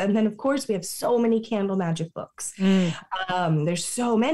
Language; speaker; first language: English; native; English